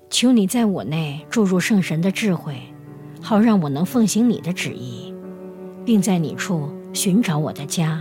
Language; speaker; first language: Chinese; native; Chinese